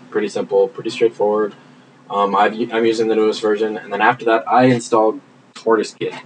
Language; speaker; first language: English; native; English